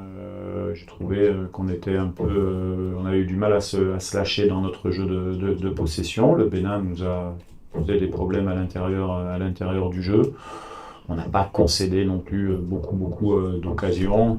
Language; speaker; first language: French; native; French